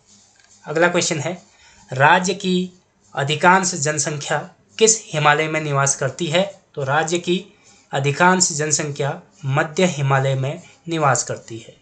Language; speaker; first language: Hindi; native; Hindi